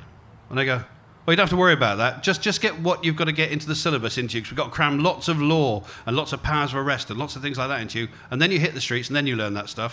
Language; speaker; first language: English; native; English